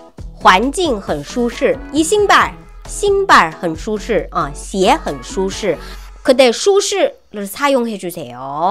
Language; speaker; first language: Korean; non-native, fluent; Chinese